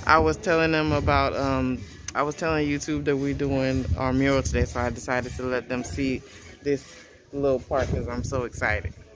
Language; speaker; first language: English; native; English